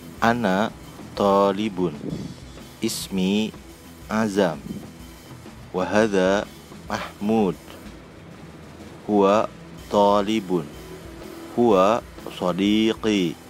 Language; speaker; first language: Arabic; non-native, fluent; Indonesian